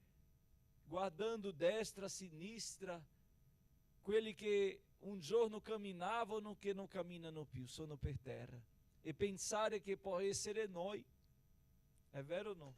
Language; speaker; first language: Italian; non-native, fluent; Portuguese